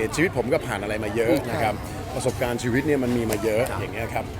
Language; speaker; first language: Thai; early bilingual, heritage; Danish